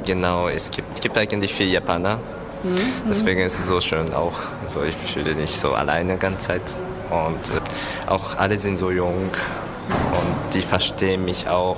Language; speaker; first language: German; non-native, learner; Japanese